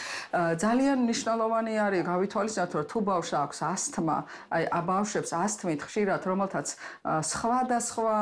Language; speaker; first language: Georgian; native; Georgian